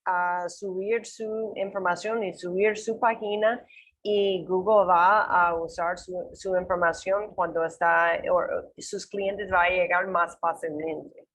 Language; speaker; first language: Spanish; non-native, learner; English